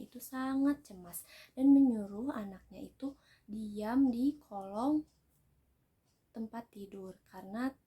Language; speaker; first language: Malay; non-native, local second language; Sundanese